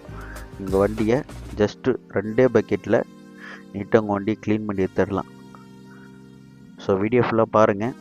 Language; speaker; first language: Tamil; native; Tamil